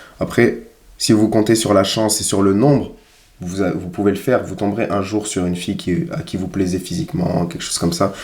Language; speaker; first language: French; native; French